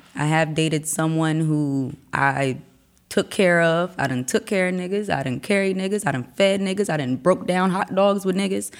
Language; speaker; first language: English; native; English